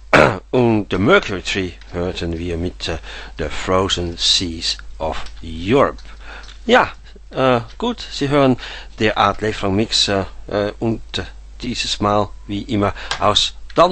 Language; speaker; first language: German; non-native, fluent; Dutch